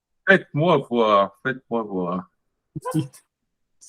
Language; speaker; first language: French; native; French